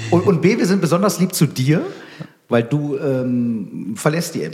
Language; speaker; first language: German; native; German